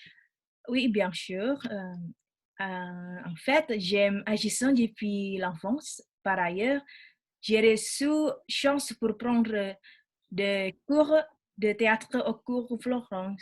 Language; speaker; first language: French; non-native, learner; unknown